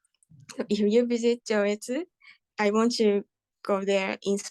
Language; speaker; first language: English; non-native, learner; Japanese